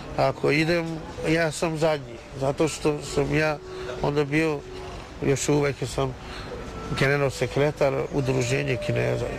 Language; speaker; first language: Serbian; non-native, fluent; Chinese